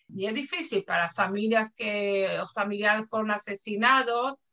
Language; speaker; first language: Portuguese; non-native, fluent; Hebrew